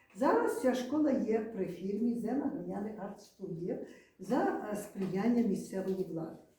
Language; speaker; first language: Ukrainian; native; Ukrainian